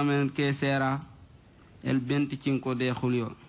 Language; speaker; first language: Spanish; non-native, learner; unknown